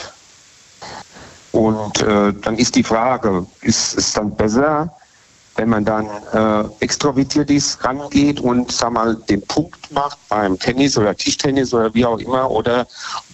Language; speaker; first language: German; native; German